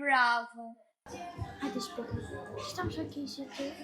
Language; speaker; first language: Albanian; native; Albanian